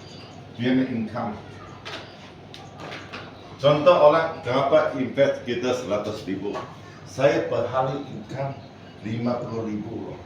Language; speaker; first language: Indonesian; non-native, learner; Chinese